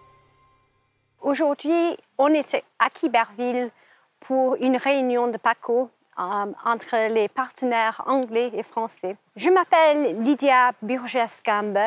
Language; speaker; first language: French; non-native, fluent; English